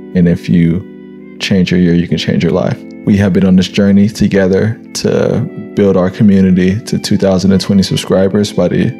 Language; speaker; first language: English; native; English